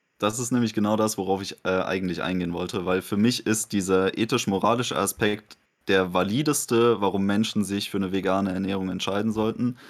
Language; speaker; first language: German; native; German